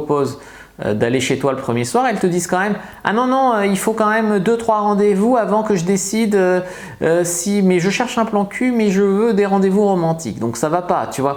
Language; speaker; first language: French; native; French